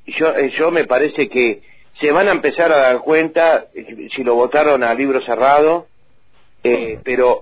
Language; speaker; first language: Spanish; native; Spanish